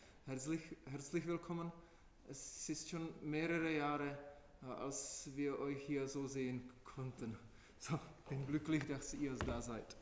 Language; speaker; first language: German; non-native, learner; Czech